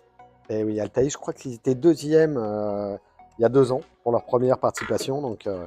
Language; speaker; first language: French; native; French